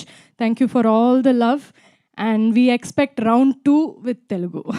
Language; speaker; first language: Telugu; non-native, fluent; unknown